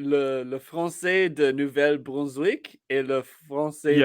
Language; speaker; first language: French; non-native, learner; English